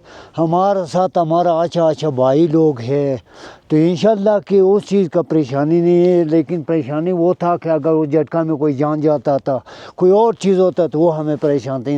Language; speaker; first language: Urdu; non-native, local second language; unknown